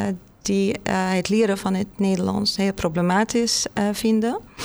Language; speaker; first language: Dutch; non-native, fluent; Arabic